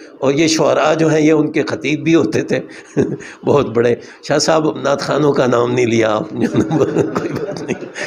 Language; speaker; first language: Urdu; non-native, local second language; Punjabi